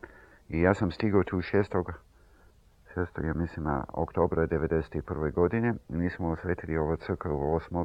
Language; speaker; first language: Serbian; early bilingual, heritage; Serbian